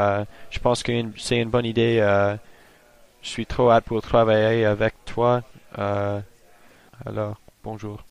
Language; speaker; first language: French; non-native, learner; English